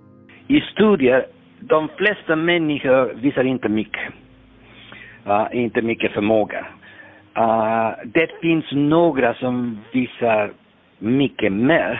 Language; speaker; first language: Swedish; non-native, fluent; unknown